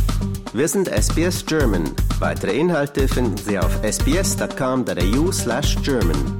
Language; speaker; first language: German; native; German